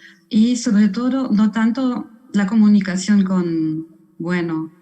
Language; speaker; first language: Spanish; non-native, fluent; German